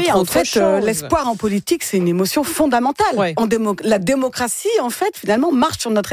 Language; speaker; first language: French; native; French